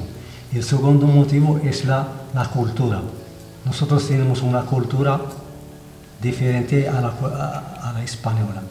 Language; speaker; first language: Spanish; non-native, fluent; Arabic